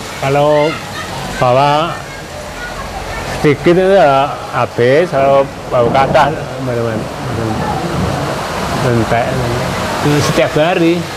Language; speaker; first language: Indonesian; non-native, local second language; Javanese